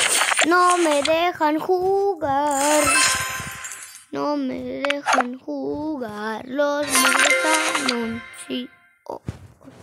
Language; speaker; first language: Spanish; native; Spanish